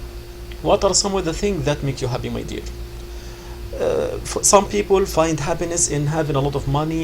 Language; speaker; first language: English; non-native, fluent; Arabic